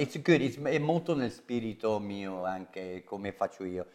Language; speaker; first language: Italian; non-native, fluent; English